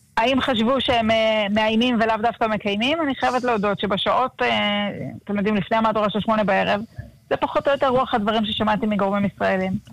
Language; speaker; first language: Hebrew; native; Hebrew